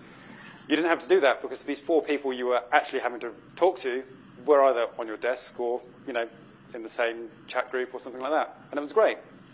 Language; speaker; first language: English; native; English